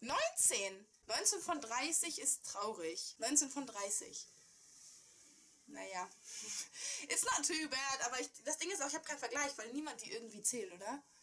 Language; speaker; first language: German; native; German